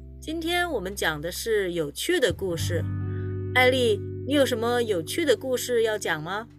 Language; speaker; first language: Chinese; non-native, learner; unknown